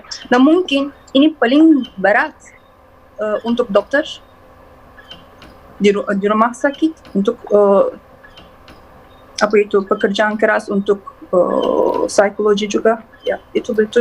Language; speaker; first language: Indonesian; non-native, learner; Turkish